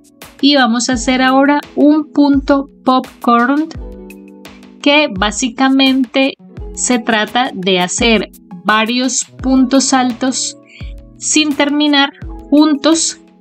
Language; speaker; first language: Spanish; native; Spanish